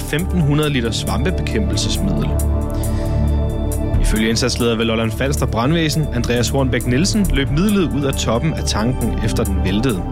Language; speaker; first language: Danish; native; Danish